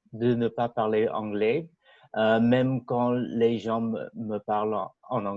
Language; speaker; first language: French; non-native, fluent; English